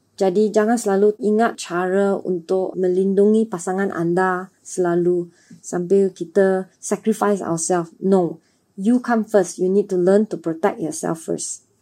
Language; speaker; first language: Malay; non-native, local second language; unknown